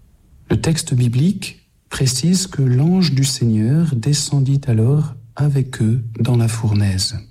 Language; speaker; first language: French; native; French